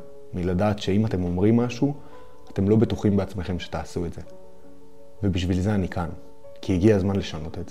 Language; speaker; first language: Hebrew; native; Hebrew